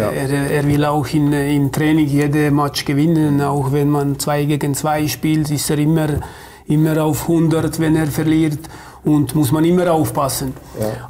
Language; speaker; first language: German; non-native, fluent; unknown